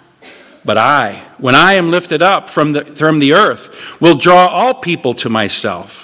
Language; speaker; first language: English; native; English